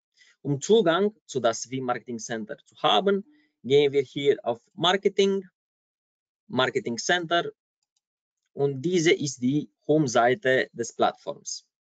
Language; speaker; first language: German; non-native, fluent; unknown